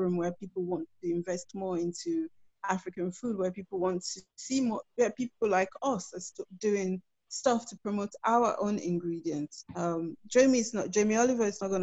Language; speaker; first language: English; non-native, local second language; Krio